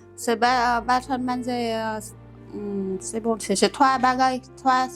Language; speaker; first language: French; non-native, learner; Vietnamese